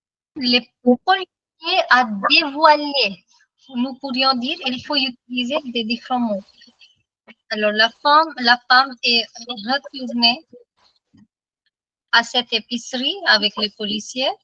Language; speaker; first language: French; non-native, fluent; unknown